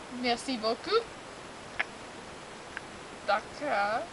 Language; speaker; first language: French; non-native, learner; English